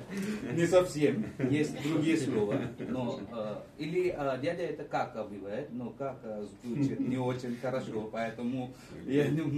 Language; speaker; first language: Russian; non-native, fluent; Marathi